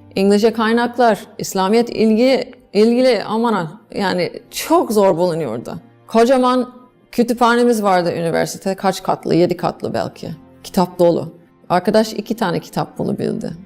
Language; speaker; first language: Turkish; non-native, fluent; English